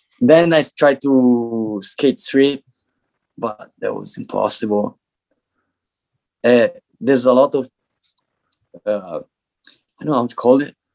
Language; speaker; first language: English; non-native, learner; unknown